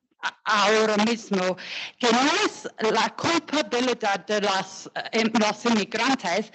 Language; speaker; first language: Spanish; non-native, learner; English